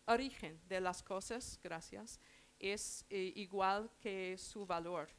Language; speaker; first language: Spanish; non-native, learner; English